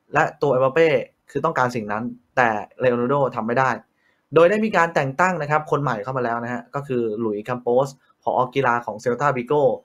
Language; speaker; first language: Thai; native; Thai